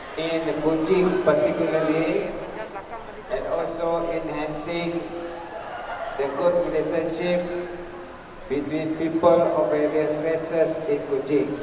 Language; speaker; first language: English; non-native, local second language; Malay